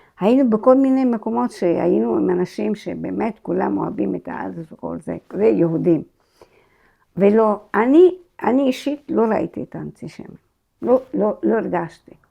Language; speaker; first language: Hebrew; non-native, fluent; Arabic